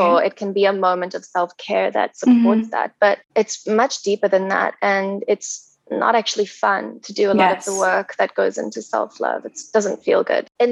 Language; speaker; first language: English; native; English